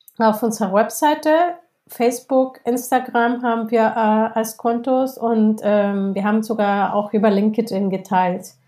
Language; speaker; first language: German; non-native, fluent; Spanish